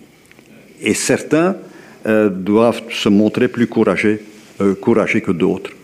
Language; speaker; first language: French; native; French